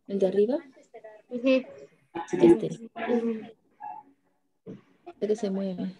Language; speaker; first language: Spanish; native; Spanish